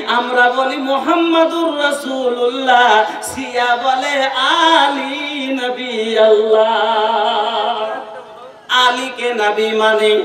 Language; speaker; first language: Bangla; non-native, local second language; Bhojpuri